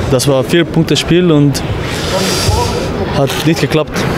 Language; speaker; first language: German; non-native, learner; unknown